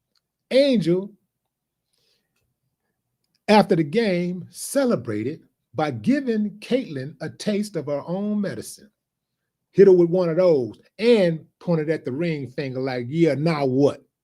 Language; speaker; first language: English; native; English